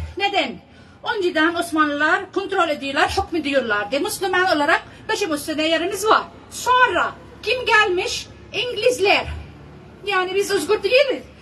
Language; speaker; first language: Turkish; non-native, learner; Arabic